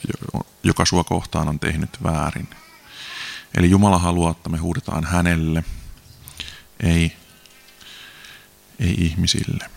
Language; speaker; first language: Finnish; native; Finnish